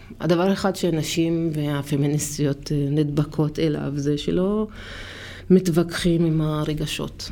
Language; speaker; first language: Hebrew; non-native, local second language; Arabic